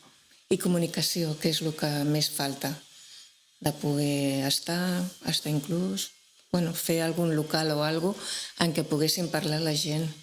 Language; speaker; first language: Catalan; non-native, local second language; Spanish